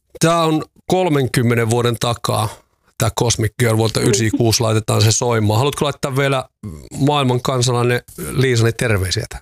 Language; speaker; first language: Finnish; native; Finnish